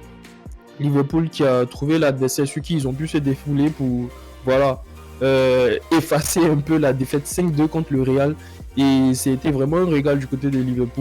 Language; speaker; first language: French; native; French